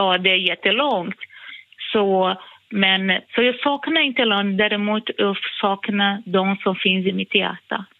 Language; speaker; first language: Swedish; non-native, fluent; Portuguese